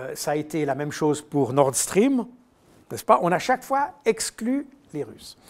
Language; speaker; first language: French; native; French